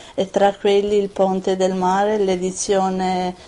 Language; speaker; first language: Italian; non-native, fluent; Albanian